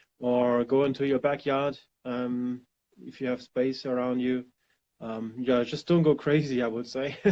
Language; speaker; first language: English; non-native, fluent; German